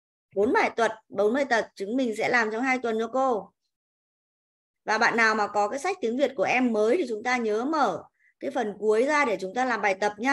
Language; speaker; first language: Vietnamese; native; Vietnamese